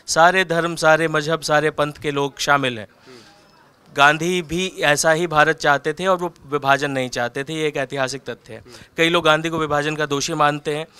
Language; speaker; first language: Hindi; native; Hindi